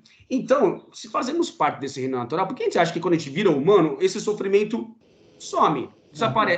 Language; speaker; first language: Portuguese; native; Portuguese